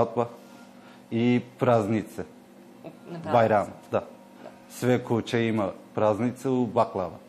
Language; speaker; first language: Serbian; non-native, learner; Turkish